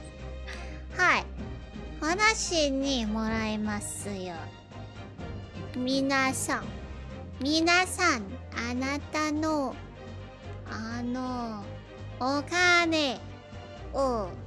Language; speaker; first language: Japanese; non-native, learner; Filipino